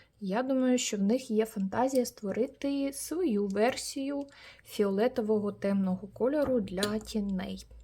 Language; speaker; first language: Ukrainian; native; Ukrainian